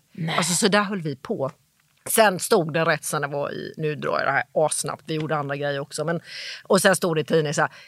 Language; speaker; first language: Swedish; native; Swedish